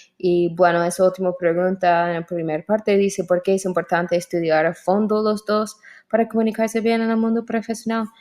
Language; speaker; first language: Spanish; non-native, fluent; English